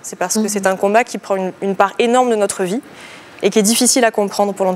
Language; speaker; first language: French; native; French